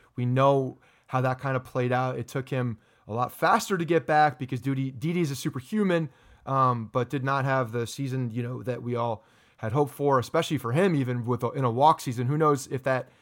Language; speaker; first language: English; native; English